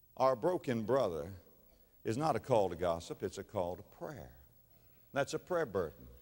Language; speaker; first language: English; native; English